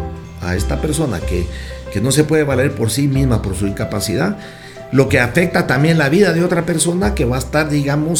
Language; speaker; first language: Spanish; native; Spanish